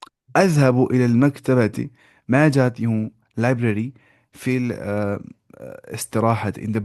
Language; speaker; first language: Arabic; non-native, fluent; Urdu